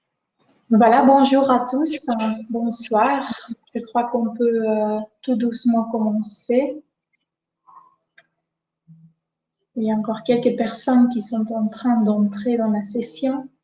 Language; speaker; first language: French; non-native, local second language; Dutch